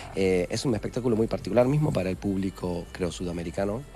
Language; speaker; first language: Spanish; native; Spanish